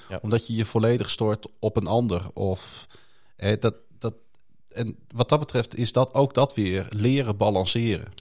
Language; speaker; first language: Dutch; native; Dutch